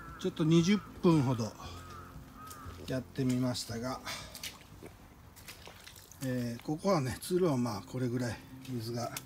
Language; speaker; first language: Japanese; native; Japanese